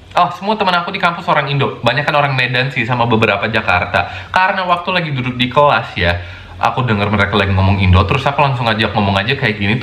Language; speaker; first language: Indonesian; non-native, fluent; English